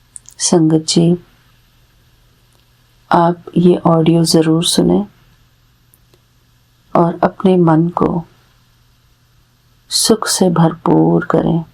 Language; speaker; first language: Hindi; native; Hindi